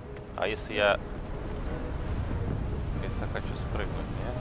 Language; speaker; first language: Russian; native; Russian